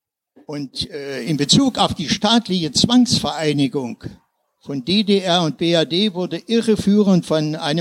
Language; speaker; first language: German; native; German